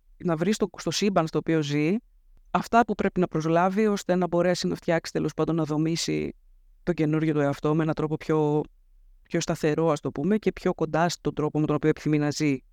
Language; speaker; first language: Greek; native; Greek